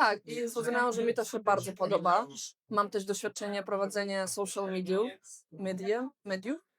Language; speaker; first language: Polish; non-native, fluent; Belarusian